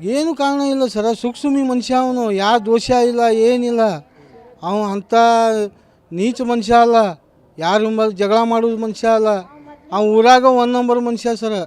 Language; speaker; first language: Kannada; non-native, local second language; Lambadi